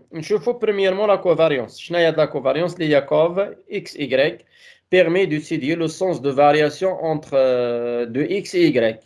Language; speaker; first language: French; non-native, local second language; Arabic